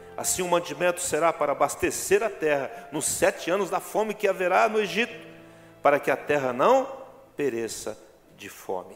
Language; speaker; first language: Portuguese; native; Portuguese